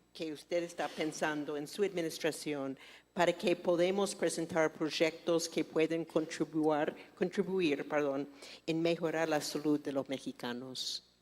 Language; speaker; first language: Spanish; non-native, fluent; English